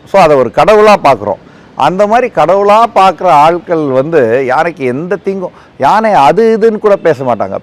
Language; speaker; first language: Tamil; native; Tamil